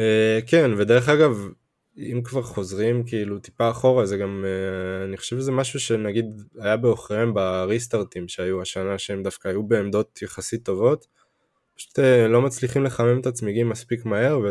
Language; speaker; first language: Hebrew; native; Hebrew